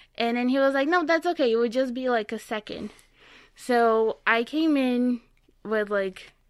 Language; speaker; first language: English; non-native, fluent; Portuguese